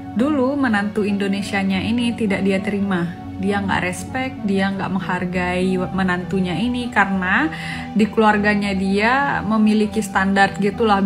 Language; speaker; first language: Indonesian; native; Indonesian